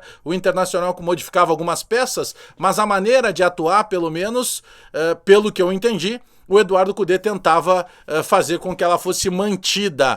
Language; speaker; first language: Portuguese; native; Portuguese